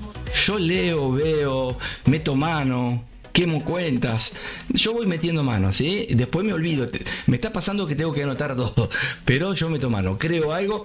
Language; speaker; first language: Spanish; native; Spanish